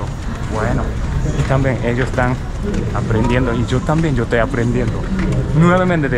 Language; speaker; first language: Spanish; non-native, learner; Japanese